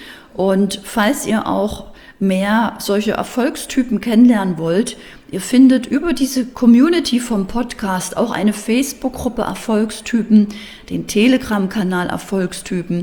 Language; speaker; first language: German; native; German